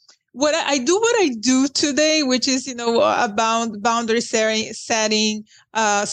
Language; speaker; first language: English; non-native, fluent; Portuguese